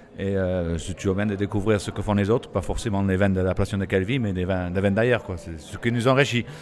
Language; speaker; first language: French; non-native, fluent; English